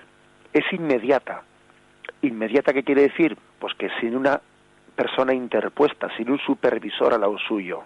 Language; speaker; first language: Spanish; native; Spanish